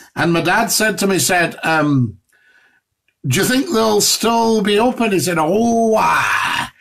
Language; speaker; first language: English; native; English